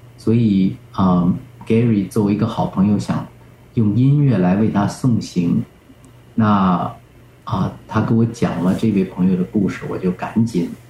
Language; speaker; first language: Chinese; native; Chinese